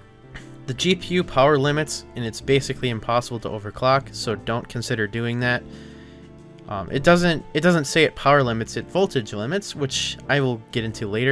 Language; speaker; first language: English; native; English